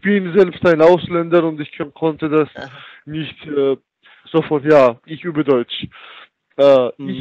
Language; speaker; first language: German; non-native, learner; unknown